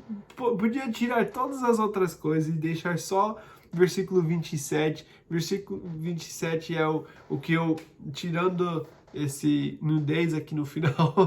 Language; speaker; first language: Portuguese; non-native, fluent; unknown